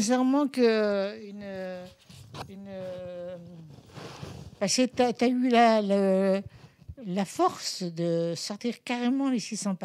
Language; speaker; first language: French; native; French